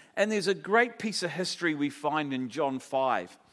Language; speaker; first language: English; native; English